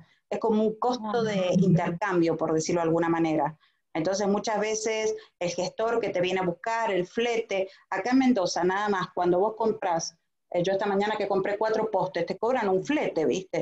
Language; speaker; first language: Spanish; native; Spanish